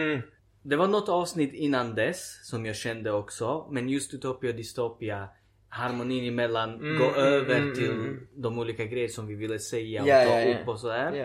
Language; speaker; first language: Swedish; early bilingual, other home language; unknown